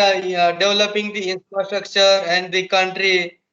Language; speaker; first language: English; non-native, local second language; Marathi